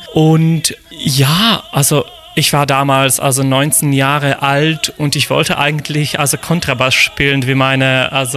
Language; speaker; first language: German; non-native, fluent; Polish